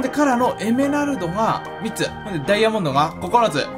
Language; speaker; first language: Japanese; native; Japanese